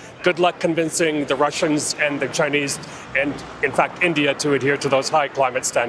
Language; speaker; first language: English; native; English